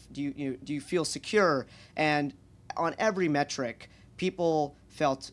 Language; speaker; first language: English; native; English